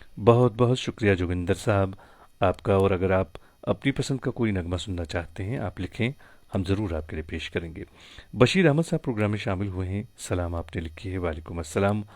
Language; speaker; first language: Hindi; non-native, local second language; Kashmiri